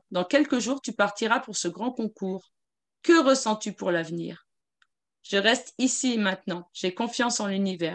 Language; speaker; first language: French; native; French